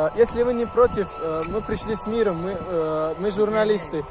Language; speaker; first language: Russian; non-native, fluent; Tajik